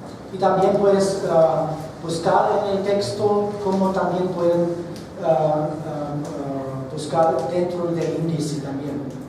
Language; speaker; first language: Spanish; non-native, fluent; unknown